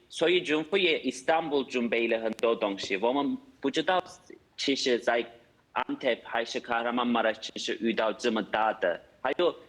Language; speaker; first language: Chinese; non-native, fluent; Turkish